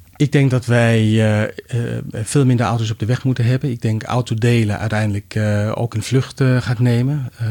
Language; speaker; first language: Dutch; non-native, fluent; Danish